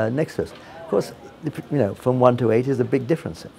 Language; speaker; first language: English; non-native, fluent; Italian